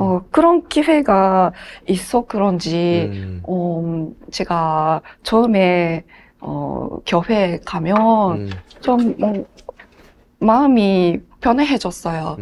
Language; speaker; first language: Korean; non-native, learner; Japanese